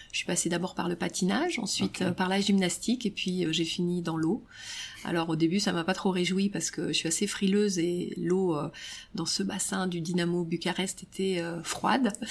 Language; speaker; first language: French; early bilingual, other home language; Romanian